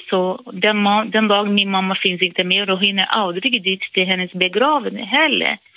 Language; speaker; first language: Swedish; non-native, fluent; Portuguese